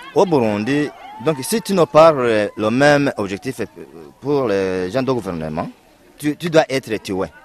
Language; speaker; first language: French; non-native, local second language; Kinyarwanda